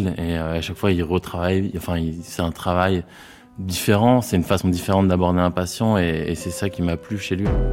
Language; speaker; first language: French; native; French